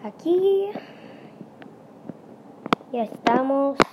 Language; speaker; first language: Spanish; early bilingual, heritage; Spanish